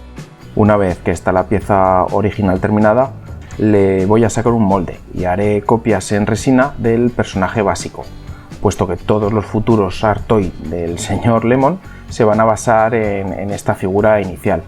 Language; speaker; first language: Spanish; native; Spanish